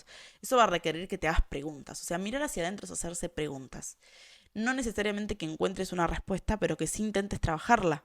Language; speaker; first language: Spanish; native; Spanish